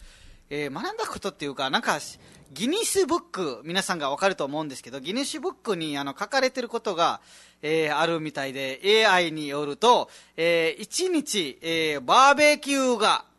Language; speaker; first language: Japanese; non-native, fluent; Nepali